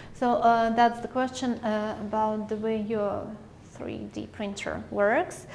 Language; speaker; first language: English; non-native, fluent; Russian